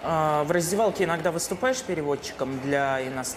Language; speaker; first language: Russian; native; Russian